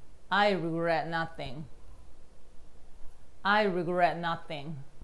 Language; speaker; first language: English; non-native, fluent; Japanese